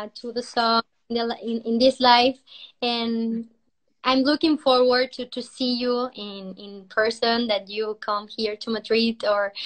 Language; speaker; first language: English; non-native, learner; Spanish